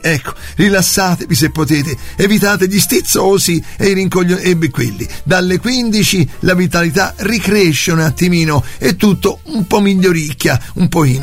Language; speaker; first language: Italian; native; Italian